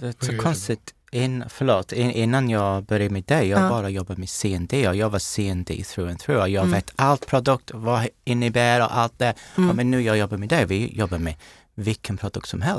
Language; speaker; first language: Swedish; non-native, learner; English